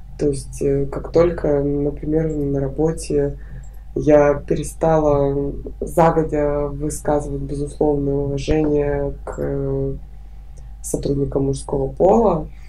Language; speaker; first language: Russian; native; Russian